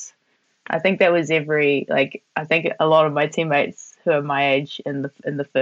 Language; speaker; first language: English; native; English